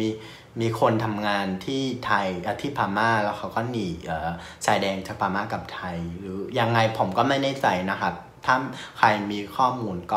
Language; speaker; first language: Thai; non-native, fluent; Vietnamese